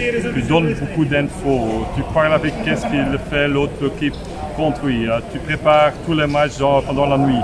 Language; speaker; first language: French; non-native, local second language; Dutch